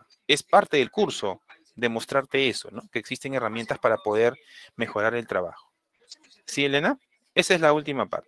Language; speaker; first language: Spanish; native; Spanish